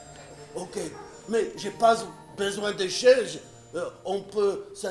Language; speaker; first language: French; non-native, fluent; English